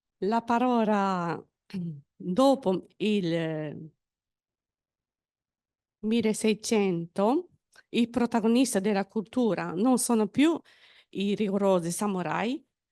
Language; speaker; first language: Italian; non-native, fluent; Japanese